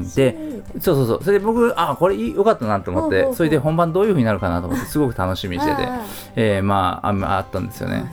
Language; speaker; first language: Japanese; native; Japanese